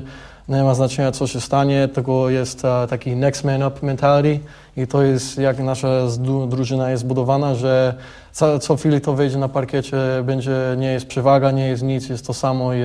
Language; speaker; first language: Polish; early bilingual, heritage; English